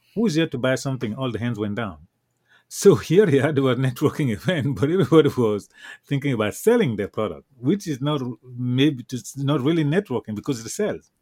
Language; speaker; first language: English; non-native, local second language; French